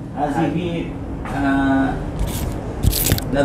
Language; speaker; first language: Arabic; non-native, learner; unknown